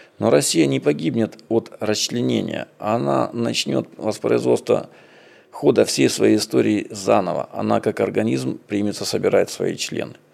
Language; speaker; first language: Russian; native; Russian